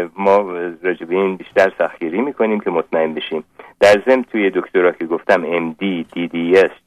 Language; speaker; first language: Persian; native; Persian